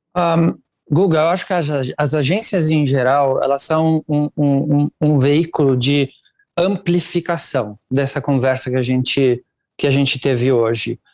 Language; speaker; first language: Portuguese; non-native, fluent; Italian